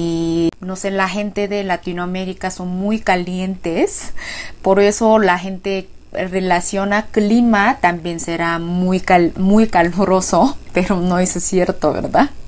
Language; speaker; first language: Spanish; non-native, fluent; Korean